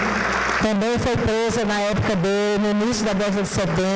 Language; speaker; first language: Portuguese; native; Portuguese